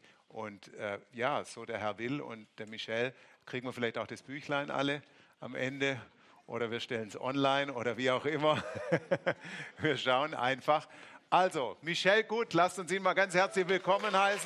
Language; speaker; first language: German; native; German